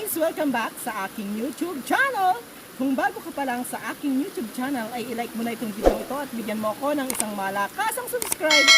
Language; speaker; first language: Filipino; native; Filipino